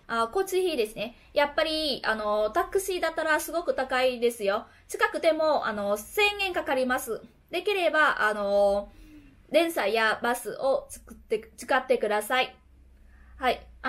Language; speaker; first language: Japanese; non-native, fluent; Vietnamese